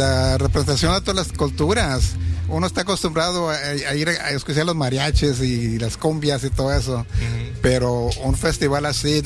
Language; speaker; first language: Spanish; early bilingual, heritage; Spanish